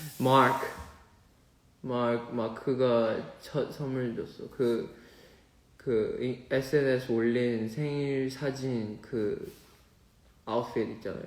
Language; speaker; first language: Korean; non-native, fluent; Chinese